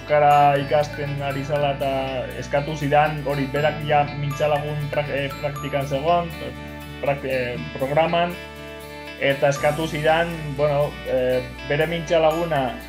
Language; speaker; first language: Basque; non-native, local second language; Spanish